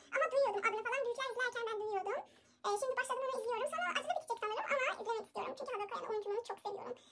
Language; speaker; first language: Turkish; non-native, fluent; Persian